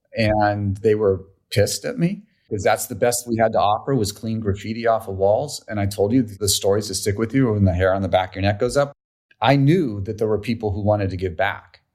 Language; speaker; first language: English; native; English